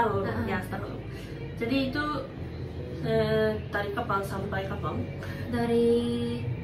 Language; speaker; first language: Indonesian; non-native, fluent; Japanese